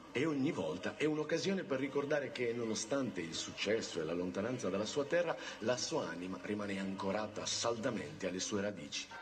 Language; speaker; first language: Italian; native; Italian